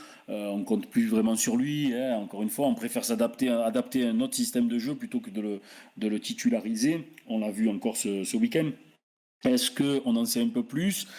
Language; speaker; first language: French; native; French